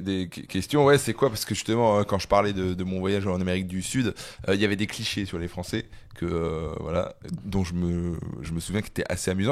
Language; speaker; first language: French; native; French